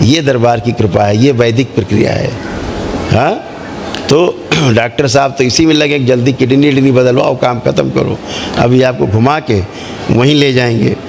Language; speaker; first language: Hindi; native; Hindi